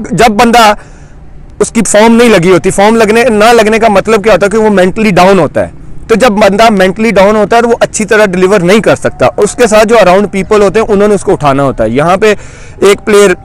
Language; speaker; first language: Urdu; non-native, local second language; Punjabi